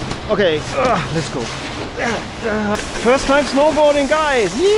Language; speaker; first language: English; non-native, learner; German